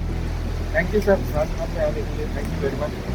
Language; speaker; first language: Hindi; non-native, local second language; Bangla